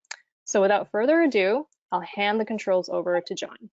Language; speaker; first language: English; native; English